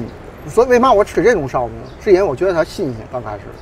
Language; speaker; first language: Chinese; native; Chinese